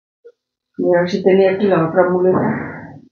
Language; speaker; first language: Spanish; native; Spanish